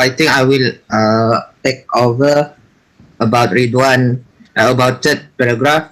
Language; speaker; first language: English; non-native, learner; Malay